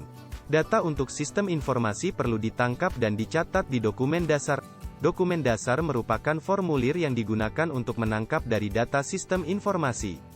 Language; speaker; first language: Indonesian; native; Indonesian